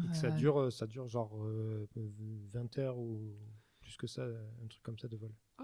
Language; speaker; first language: French; native; French